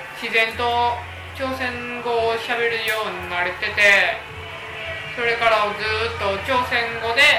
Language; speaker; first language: Japanese; native; Japanese